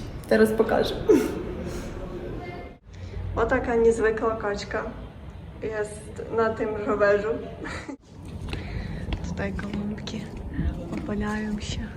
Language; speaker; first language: Polish; non-native, learner; Ukrainian